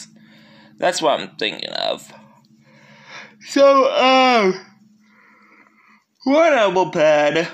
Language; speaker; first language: English; native; English